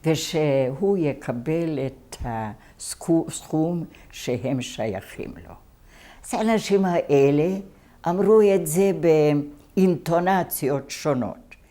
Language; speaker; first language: Hebrew; non-native, fluent; Hungarian